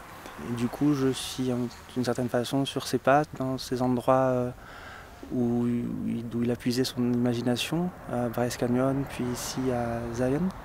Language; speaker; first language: French; native; French